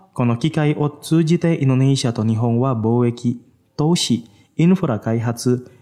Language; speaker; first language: Japanese; non-native, fluent; Indonesian